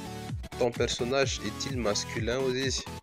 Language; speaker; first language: French; non-native, local second language; Malagasy